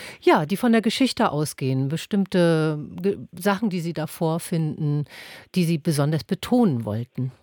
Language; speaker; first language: German; native; German